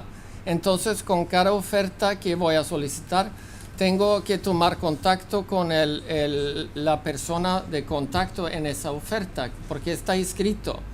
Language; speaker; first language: Spanish; non-native, fluent; Swedish